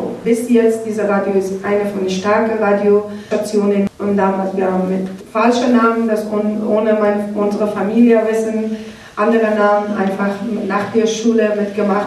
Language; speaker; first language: German; non-native, learner; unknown